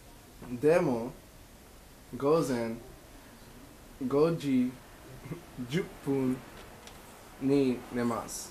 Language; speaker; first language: Japanese; non-native, learner; English